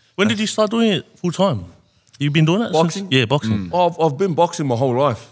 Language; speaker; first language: English; native; English